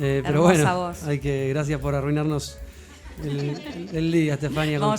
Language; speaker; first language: Spanish; native; Spanish